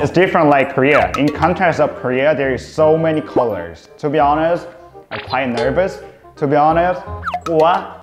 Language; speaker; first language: English; early bilingual, other home language; Korean